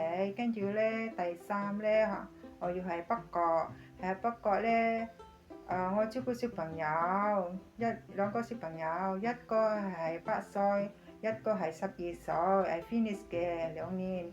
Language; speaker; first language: Cantonese; non-native, learner; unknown